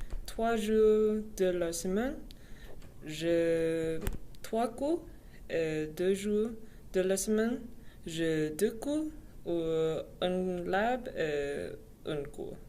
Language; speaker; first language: French; non-native, learner; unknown